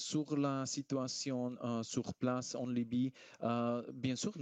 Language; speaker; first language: French; non-native, fluent; Slovak